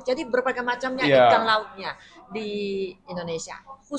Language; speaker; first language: Indonesian; non-native, fluent; Chinese